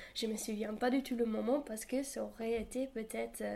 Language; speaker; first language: French; non-native, fluent; English